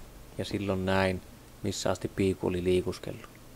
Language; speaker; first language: Finnish; native; Finnish